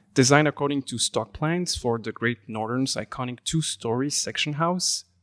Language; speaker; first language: English; non-native, fluent; French